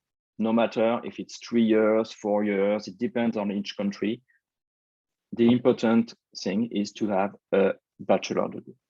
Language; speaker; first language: English; non-native, fluent; French